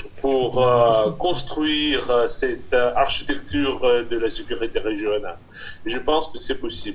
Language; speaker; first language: French; non-native, fluent; Russian